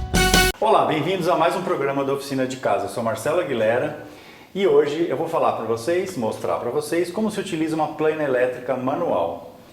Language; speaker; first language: Portuguese; native; Portuguese